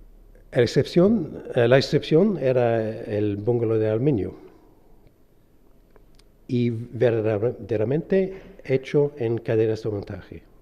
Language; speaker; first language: Spanish; non-native, fluent; English